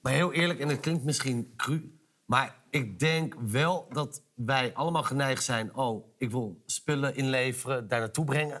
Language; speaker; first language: Dutch; native; Dutch